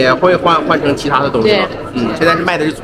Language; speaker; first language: Chinese; native; Chinese